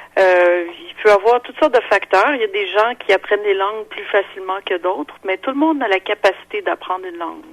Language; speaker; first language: French; non-native, local second language; English